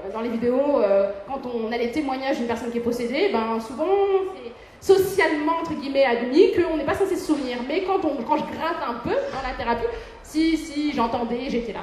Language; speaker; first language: French; early bilingual, other home language; Arabic